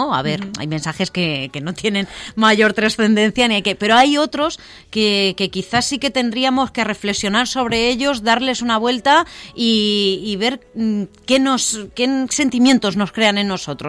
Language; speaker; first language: Spanish; native; Spanish